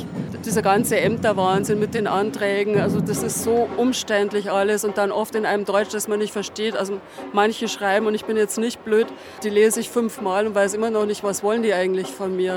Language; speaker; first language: German; native; German